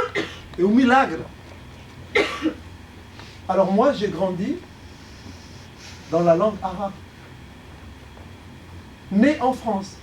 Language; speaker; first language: French; early bilingual, other home language; Arabic